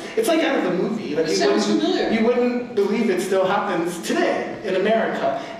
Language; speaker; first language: English; native; English